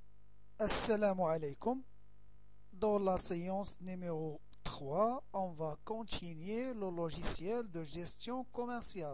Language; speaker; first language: French; non-native, local second language; Arabic